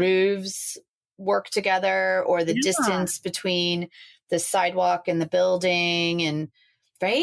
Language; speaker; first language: English; native; English